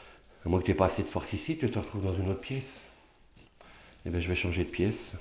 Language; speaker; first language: French; native; French